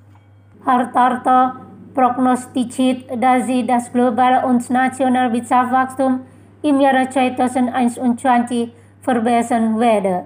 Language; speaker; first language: German; non-native, fluent; Indonesian